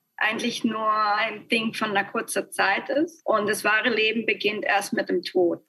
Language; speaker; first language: German; early bilingual, other home language; Spanish